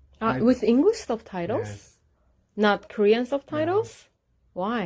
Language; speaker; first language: English; non-native, learner; Korean